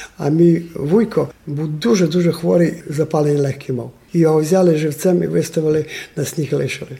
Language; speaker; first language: Ukrainian; non-native, local second language; Romanian